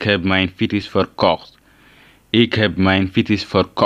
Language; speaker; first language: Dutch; non-native, learner; Tigrinya